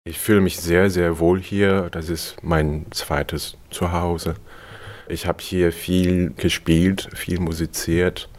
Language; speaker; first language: German; non-native, fluent; Cantonese